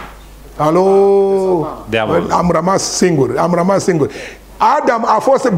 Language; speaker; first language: Romanian; non-native, learner; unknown